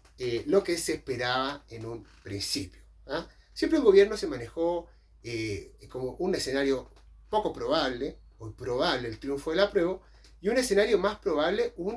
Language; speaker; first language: Spanish; native; Spanish